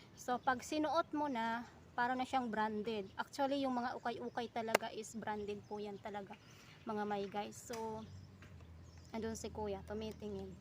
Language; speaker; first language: Filipino; non-native, local second language; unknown